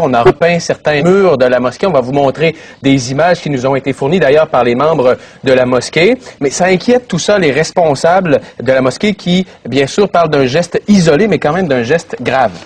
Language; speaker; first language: French; native; French